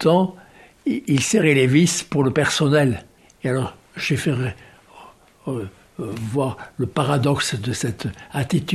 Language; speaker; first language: French; native; French